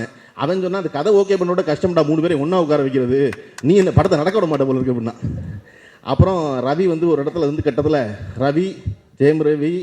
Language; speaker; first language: Tamil; native; Tamil